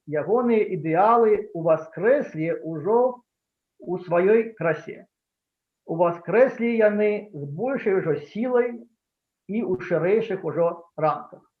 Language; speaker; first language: Belarusian; non-native, local second language; Russian